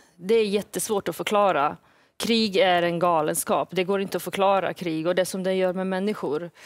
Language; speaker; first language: Swedish; early bilingual, other home language; Bosnian